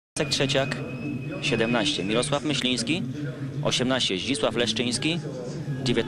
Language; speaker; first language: Polish; native; Polish